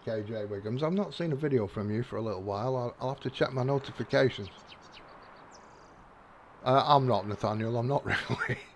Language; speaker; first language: English; native; English